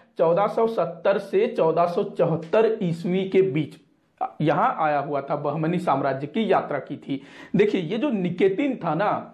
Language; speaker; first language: Hindi; non-native, local second language; Marathi